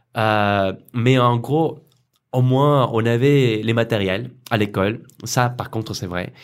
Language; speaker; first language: French; non-native, fluent; Spanish